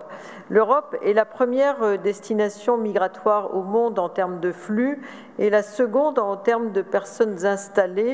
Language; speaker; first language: French; native; French